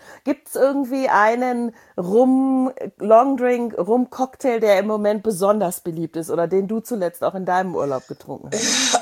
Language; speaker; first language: German; native; German